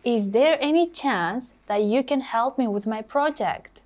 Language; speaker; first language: English; non-native, fluent; Uzbek